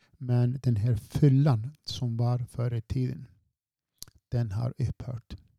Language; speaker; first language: Swedish; non-native, fluent; Icelandic